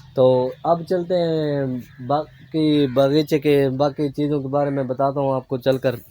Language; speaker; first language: Urdu; non-native, local second language; Saraiki